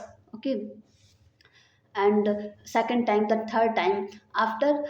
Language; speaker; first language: English; non-native, learner; Hindi